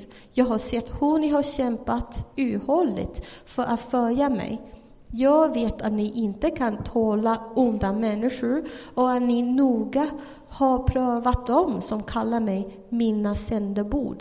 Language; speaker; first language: Swedish; non-native, fluent; Chinese